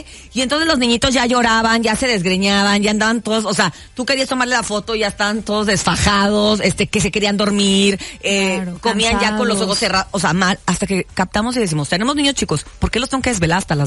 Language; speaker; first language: Spanish; native; Spanish